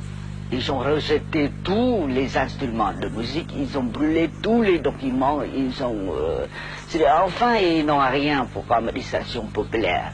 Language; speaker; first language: French; non-native, local second language; Khmer